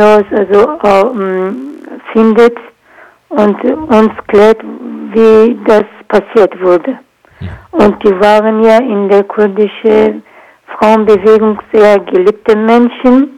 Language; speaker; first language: German; non-native, learner; Kurdish